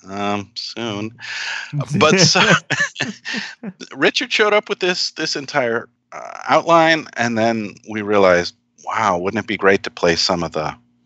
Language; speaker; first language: English; native; English